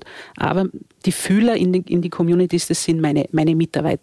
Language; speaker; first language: German; native; German